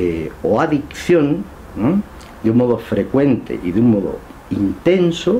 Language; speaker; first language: Spanish; native; Spanish